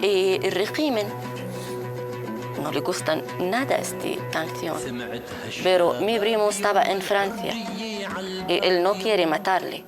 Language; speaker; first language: Spanish; non-native, learner; Arabic